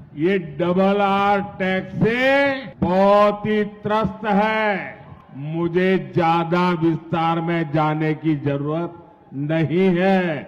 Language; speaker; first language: Hindi; non-native, local second language; Gujarati